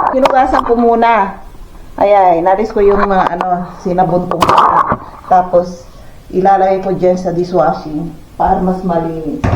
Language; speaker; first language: Filipino; non-native, local second language; Pangasinan